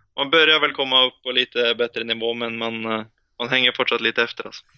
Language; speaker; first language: Swedish; non-native, fluent; Norwegian